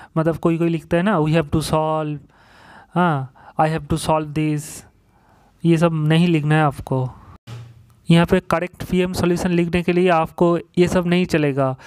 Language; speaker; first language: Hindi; non-native, local second language; Bangla